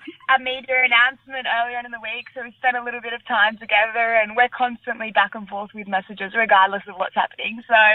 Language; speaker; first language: English; native; English